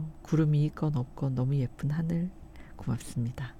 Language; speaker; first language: Korean; native; Korean